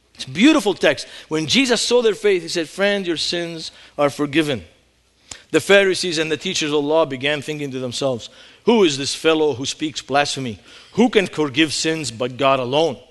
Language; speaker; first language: English; non-native, fluent; Arabic